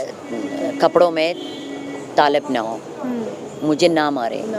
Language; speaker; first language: Hindi; non-native, fluent; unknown